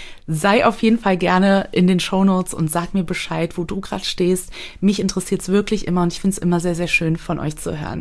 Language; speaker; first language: German; native; German